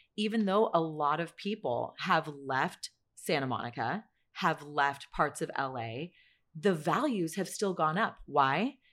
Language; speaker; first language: English; native; English